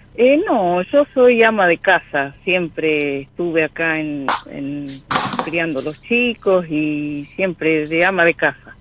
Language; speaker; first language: Spanish; native; Spanish